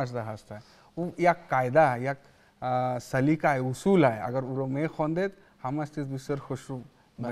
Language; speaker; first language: Persian; non-native, learner; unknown